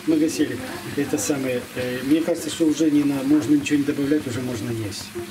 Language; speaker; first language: Russian; native; Russian